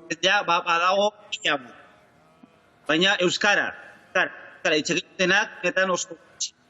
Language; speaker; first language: Basque; non-native, learner; Spanish